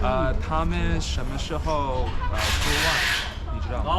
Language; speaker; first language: Chinese; non-native, fluent; English